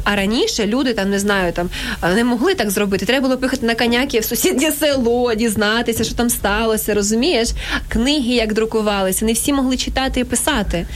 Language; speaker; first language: Ukrainian; native; Ukrainian